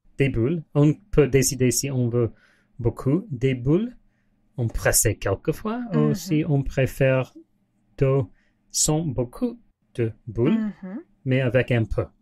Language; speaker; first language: French; non-native, learner; English